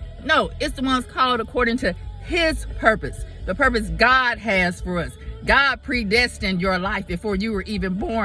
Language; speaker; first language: English; native; English